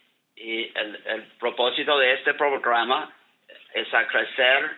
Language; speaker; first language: Spanish; non-native, learner; English